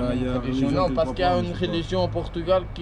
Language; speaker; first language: French; non-native, fluent; Portuguese